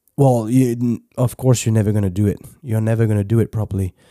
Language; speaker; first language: English; non-native, fluent; French